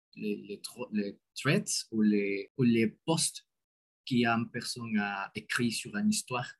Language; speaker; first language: French; non-native, learner; Spanish